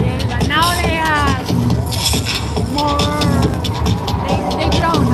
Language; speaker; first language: English; non-native, fluent; Spanish